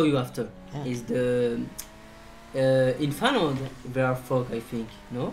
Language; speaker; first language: English; non-native, learner; French